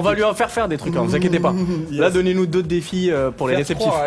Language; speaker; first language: French; native; French